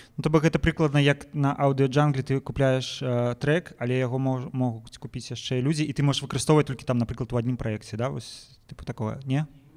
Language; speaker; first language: Belarusian; non-native, local second language; Russian